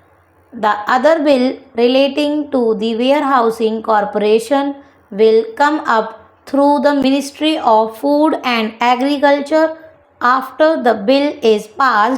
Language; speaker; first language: English; non-native, local second language; Hindi